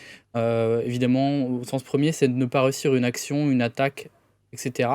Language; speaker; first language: French; native; French